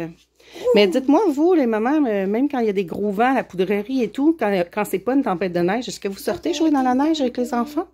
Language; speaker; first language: French; native; French